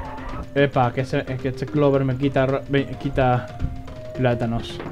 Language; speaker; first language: Spanish; native; Spanish